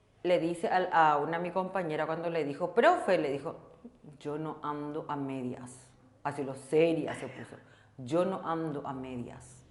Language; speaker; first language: Spanish; non-native, local second language; Korean